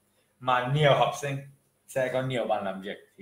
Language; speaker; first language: Vietnamese; non-native, fluent; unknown